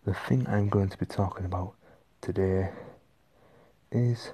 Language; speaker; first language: English; native; English